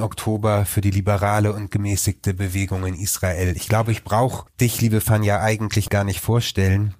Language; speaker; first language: German; native; German